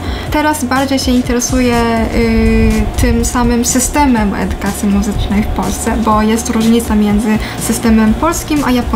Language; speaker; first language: Polish; non-native, fluent; Japanese